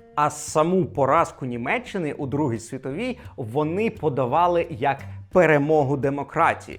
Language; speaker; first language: Ukrainian; native; Ukrainian